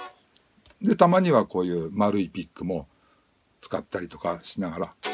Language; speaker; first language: Japanese; native; Japanese